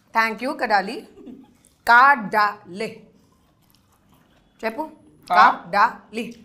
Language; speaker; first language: Telugu; non-native, fluent; Hindi